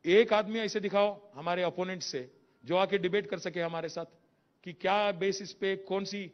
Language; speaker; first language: Hindi; non-native, local second language; Telugu